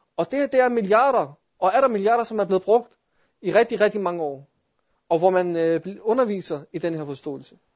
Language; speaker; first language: Danish; early bilingual, other home language; Arabic